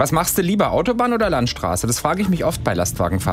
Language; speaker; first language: German; native; German